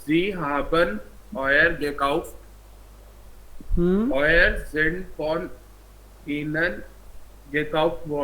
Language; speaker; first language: German; non-native, learner; Hindi